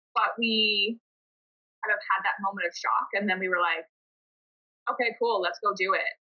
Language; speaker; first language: English; native; English